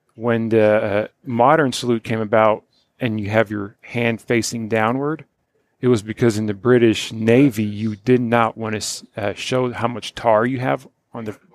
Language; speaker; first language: English; early bilingual, other home language; Polish